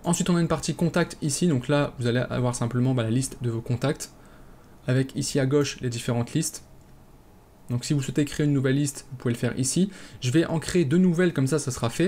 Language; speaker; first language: French; native; French